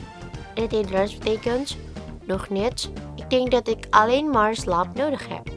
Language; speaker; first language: Dutch; non-native, learner; Indonesian